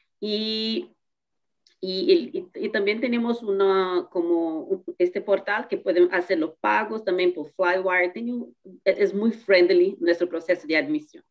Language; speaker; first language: Spanish; non-native, fluent; Portuguese